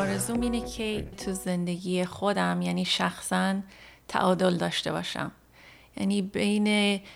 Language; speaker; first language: Persian; early bilingual, heritage; Persian